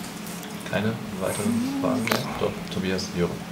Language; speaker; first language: German; native; German